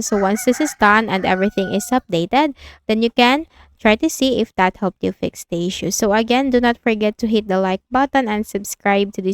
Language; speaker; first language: English; non-native, local second language; Filipino